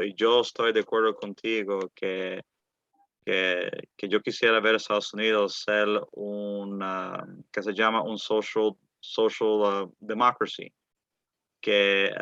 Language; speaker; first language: Spanish; early bilingual, heritage; Spanish